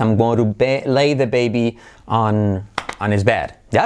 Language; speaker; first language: English; non-native, fluent; Spanish